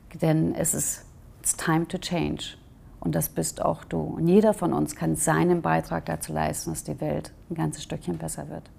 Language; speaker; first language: German; native; German